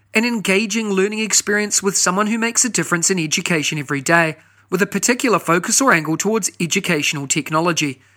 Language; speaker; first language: English; native; English